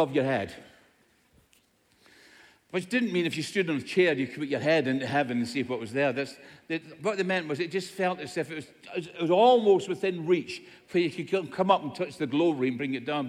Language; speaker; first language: English; native; English